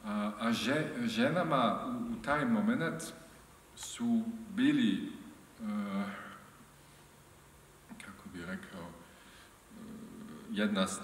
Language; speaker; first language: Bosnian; non-native, learner; French